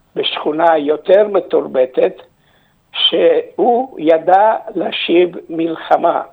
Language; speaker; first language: Hebrew; early bilingual, other home language; Romanian